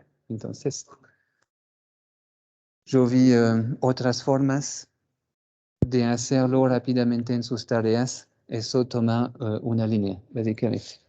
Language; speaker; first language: Spanish; non-native, fluent; French